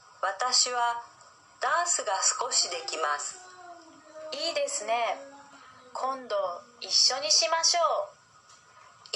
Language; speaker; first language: Japanese; non-native, learner; Indonesian